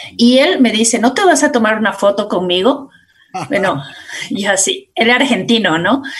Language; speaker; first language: Spanish; native; Spanish